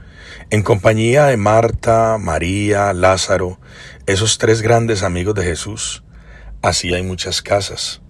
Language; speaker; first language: Spanish; native; Spanish